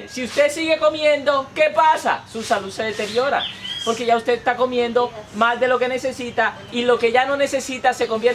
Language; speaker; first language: Spanish; native; Spanish